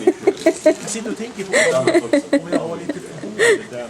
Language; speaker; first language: Swedish; native; Swedish